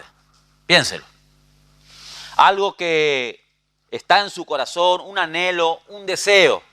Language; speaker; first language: Spanish; native; Spanish